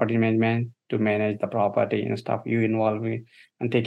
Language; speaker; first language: English; non-native, local second language; Telugu